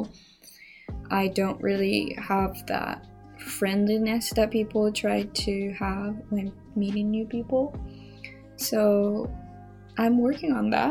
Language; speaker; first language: English; non-native, fluent; Japanese